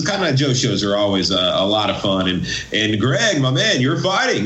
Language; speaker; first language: English; native; English